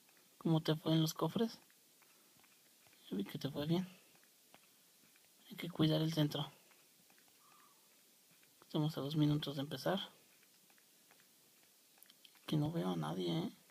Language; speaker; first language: Spanish; native; Spanish